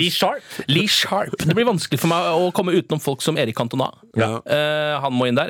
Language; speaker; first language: Norwegian; native; Norwegian